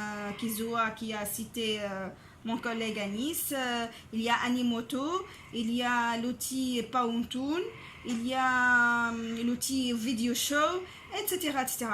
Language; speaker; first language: French; non-native, local second language; Arabic